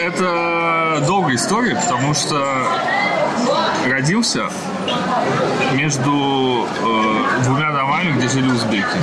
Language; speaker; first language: Russian; native; Russian